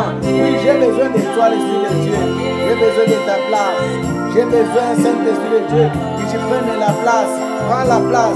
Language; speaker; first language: French; non-native, local second language; Lingala